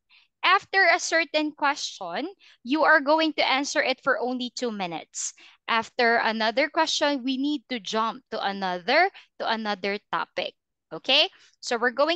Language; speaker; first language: English; non-native, fluent; Filipino